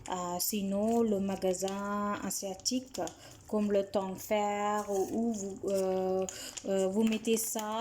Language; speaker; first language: French; non-native, fluent; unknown